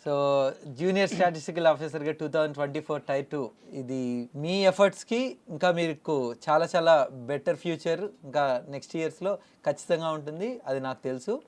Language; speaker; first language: Telugu; native; Telugu